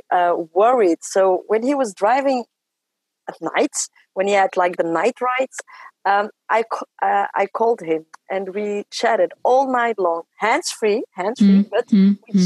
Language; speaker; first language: English; non-native, fluent; French